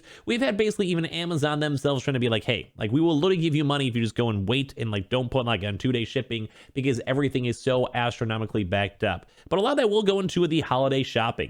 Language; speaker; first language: English; native; English